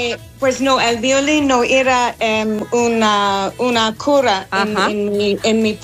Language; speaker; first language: Spanish; non-native, fluent; English